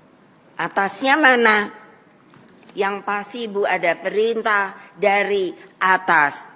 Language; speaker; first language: Indonesian; native; Indonesian